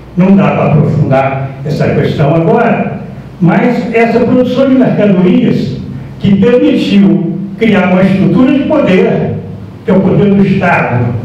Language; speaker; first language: Portuguese; native; Portuguese